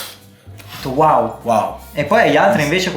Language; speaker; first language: Italian; native; Italian